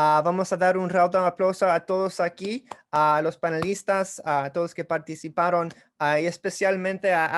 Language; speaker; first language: Spanish; early bilingual, heritage; English